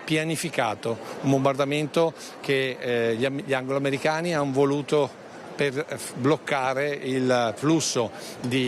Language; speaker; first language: Italian; native; Italian